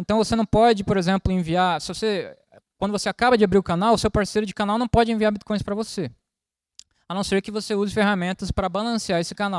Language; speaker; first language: Portuguese; native; Portuguese